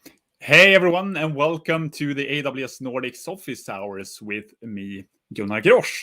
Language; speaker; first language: English; non-native, fluent; Swedish